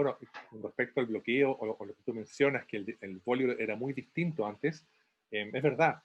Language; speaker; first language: Spanish; native; Spanish